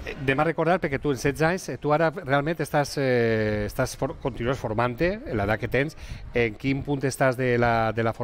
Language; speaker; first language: Catalan; native; Catalan